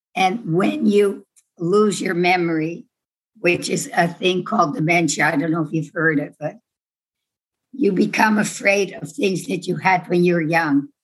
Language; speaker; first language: English; non-native, fluent; Dutch